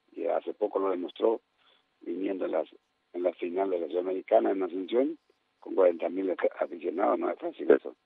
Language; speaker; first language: Spanish; native; Spanish